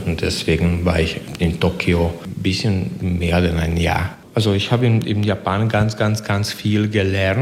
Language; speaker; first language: German; non-native, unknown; Hungarian